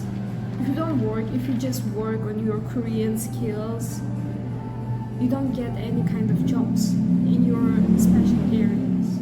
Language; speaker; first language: English; non-native, learner; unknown